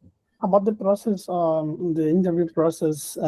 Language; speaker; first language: English; non-native, learner; Portuguese